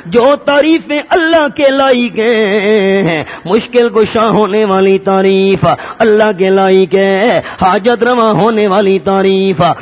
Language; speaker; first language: Urdu; non-native, local second language; Pashto